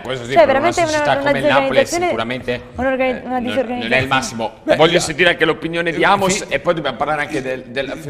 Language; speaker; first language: Italian; native; Italian